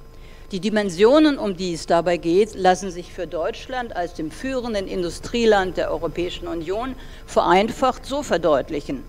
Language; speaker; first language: German; native; German